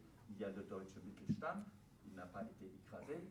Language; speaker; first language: French; non-native, fluent; German